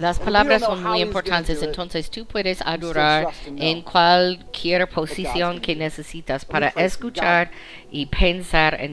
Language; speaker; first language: Spanish; non-native, fluent; English